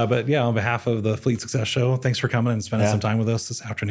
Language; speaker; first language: English; native; English